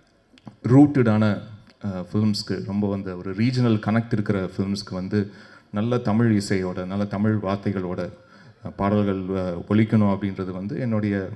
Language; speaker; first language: Tamil; native; Tamil